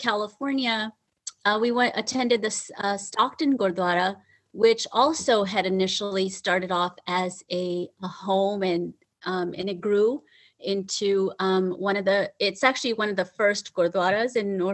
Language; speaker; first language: English; early bilingual, other home language; Punjabi